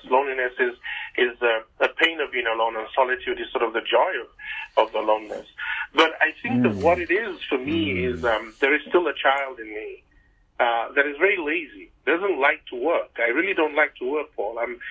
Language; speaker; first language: English; non-native, local second language; Igbo